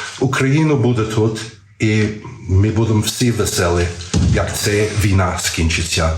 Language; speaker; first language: Ukrainian; early bilingual, heritage; Ukrainian